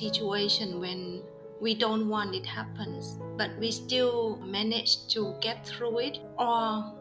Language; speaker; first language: English; non-native, fluent; Vietnamese